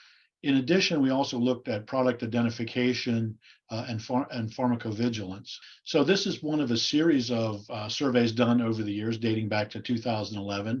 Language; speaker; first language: English; native; English